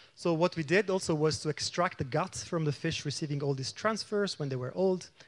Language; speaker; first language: English; non-native, fluent; Italian